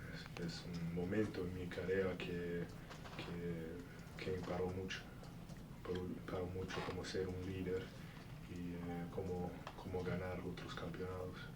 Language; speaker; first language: Spanish; early bilingual, heritage; English